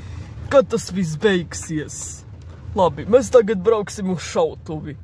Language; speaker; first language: Latvian; non-native, local second language; Russian